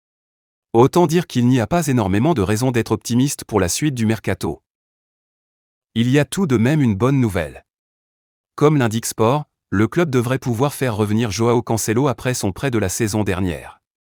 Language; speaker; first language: French; native; French